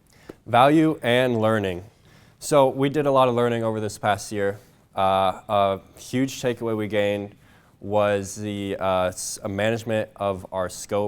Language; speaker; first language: English; native; English